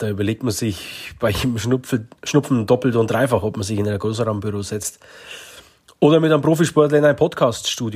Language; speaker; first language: German; native; German